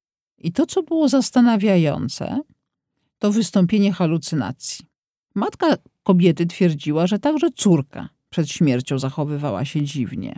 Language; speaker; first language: Polish; native; Polish